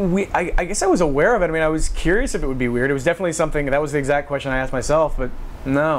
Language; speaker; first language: English; native; English